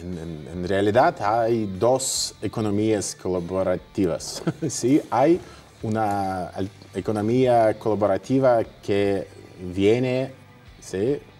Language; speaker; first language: Spanish; non-native, fluent; Russian